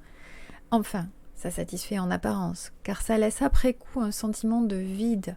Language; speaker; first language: French; native; French